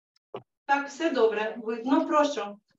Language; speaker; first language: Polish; non-native, learner; Ukrainian